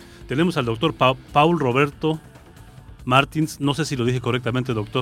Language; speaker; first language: Spanish; native; Spanish